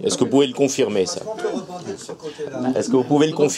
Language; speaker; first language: French; native; French